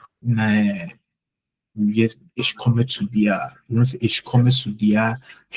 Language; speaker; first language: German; non-native, fluent; Akan